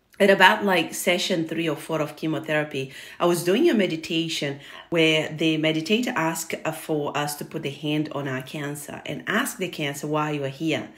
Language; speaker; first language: English; non-native, fluent; Portuguese